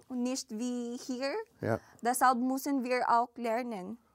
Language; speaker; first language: German; non-native, learner; Filipino